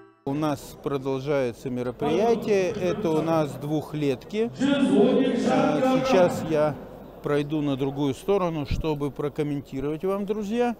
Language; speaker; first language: Russian; native; Russian